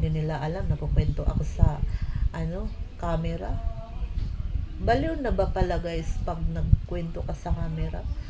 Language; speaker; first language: Filipino; non-native, local second language; Cebuano